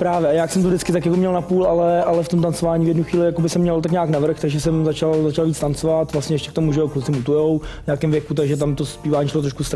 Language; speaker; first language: Czech; native; Czech